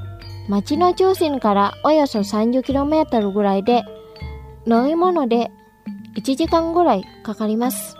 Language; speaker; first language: Japanese; non-native, fluent; Indonesian